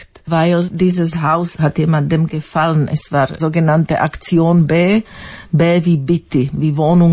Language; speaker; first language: German; non-native, fluent; Slovak